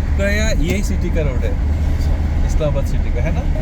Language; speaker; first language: Hindi; non-native, learner; Bangla